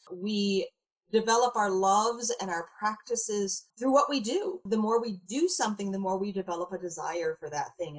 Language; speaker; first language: English; native; English